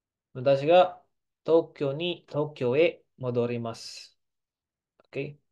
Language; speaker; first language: Japanese; non-native, fluent; Filipino